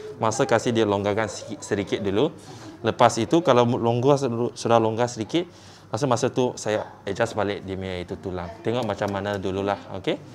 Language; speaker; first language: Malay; non-native, local second language; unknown